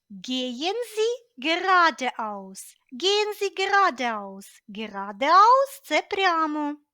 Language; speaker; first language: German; non-native, fluent; Ukrainian